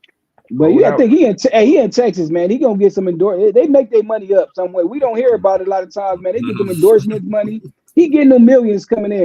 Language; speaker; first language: English; native; English